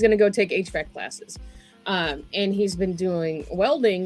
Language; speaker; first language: English; native; English